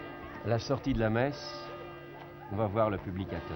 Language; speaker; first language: French; native; French